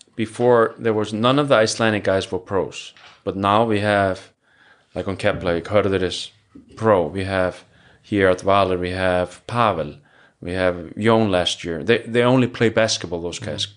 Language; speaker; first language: English; non-native, fluent; Icelandic